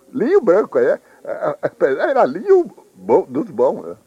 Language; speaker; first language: Portuguese; native; Portuguese